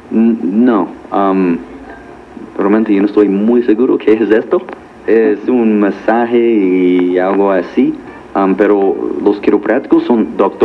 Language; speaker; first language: Spanish; non-native, fluent; English